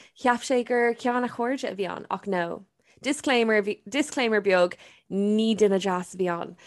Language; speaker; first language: Irish; non-native, local second language; English